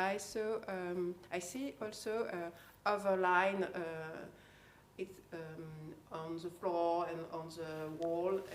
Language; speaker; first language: English; non-native, learner; French